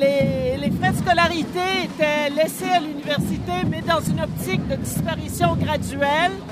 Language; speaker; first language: French; native; French